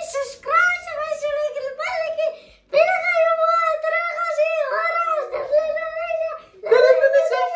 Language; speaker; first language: Indonesian; early bilingual, heritage; Indonesian